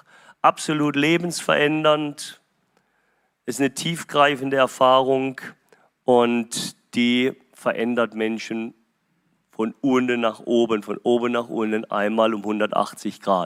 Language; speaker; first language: German; native; German